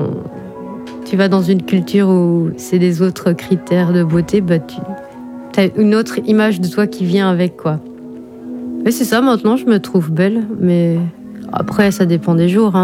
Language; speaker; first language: French; native; French